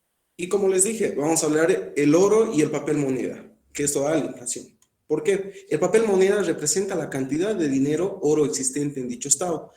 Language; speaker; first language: Spanish; native; Spanish